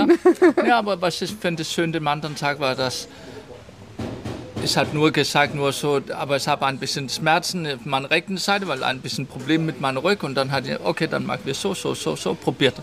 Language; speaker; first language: German; non-native, learner; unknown